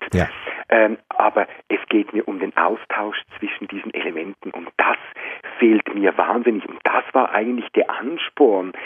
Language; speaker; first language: German; native; German